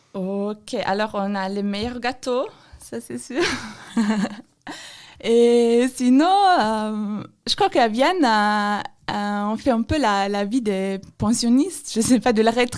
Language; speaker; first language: French; non-native, fluent; German